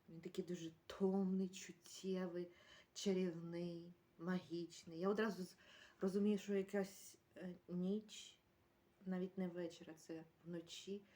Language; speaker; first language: Ukrainian; native; Ukrainian